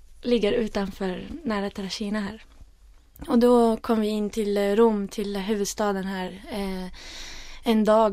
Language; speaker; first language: Swedish; early bilingual, other home language; Arabic